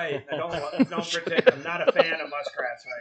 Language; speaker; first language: English; native; English